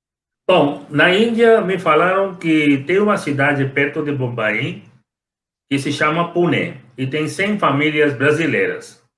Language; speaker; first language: Portuguese; non-native, fluent; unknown